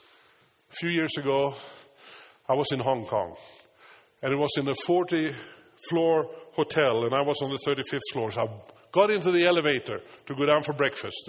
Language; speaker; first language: English; non-native, fluent; Swedish